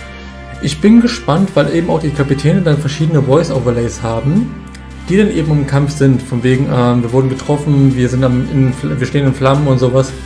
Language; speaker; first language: German; native; German